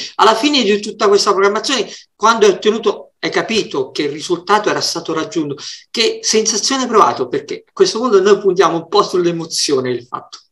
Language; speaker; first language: Italian; native; Italian